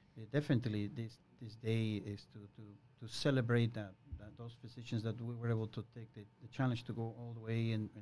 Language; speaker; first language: English; non-native, fluent; Spanish